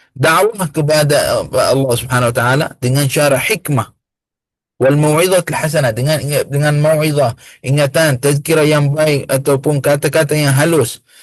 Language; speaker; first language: Malay; non-native, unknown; Arabic